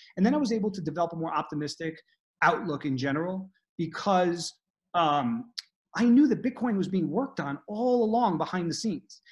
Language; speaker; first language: English; native; English